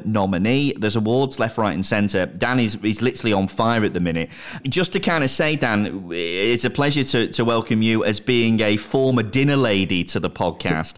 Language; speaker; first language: English; native; English